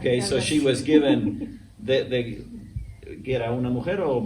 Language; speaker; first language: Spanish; non-native, fluent; English